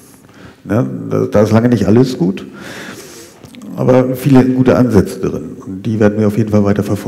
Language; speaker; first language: German; native; German